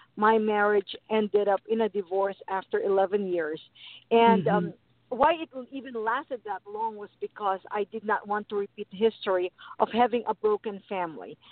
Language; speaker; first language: English; non-native, local second language; Filipino